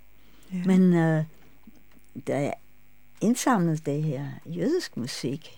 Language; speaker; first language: Danish; non-native, fluent; English